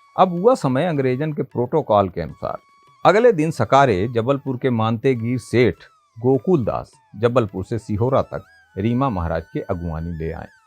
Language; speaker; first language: Hindi; native; Hindi